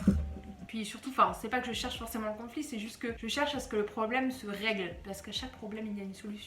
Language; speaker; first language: French; native; French